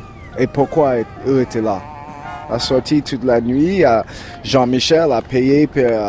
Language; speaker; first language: French; non-native, learner; English